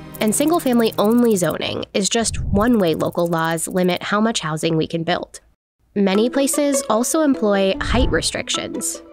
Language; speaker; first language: English; native; English